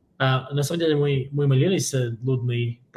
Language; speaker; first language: Russian; non-native, fluent; English